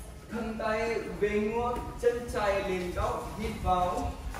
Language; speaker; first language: Vietnamese; non-native, learner; Hindi